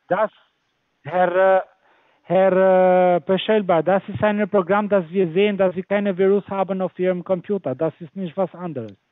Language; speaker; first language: German; non-native, fluent; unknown